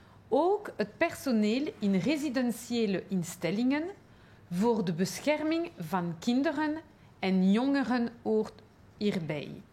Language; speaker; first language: Dutch; non-native, local second language; French